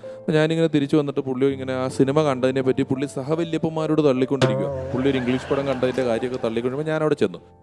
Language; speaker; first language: Malayalam; native; Malayalam